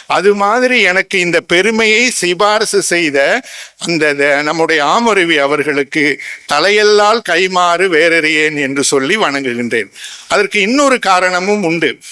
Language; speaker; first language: Tamil; native; Tamil